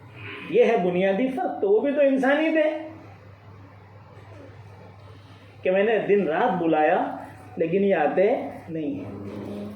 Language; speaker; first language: Urdu; native; Urdu